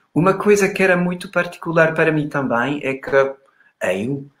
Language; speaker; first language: Portuguese; non-native, fluent; German